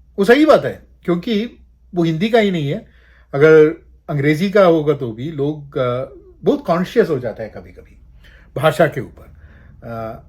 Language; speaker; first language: Hindi; non-native, local second language; Malayalam